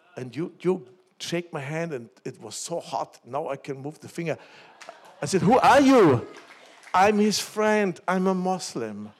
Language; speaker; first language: English; non-native, fluent; German